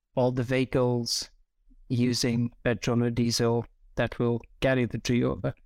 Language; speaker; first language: English; non-native, local second language; Hindi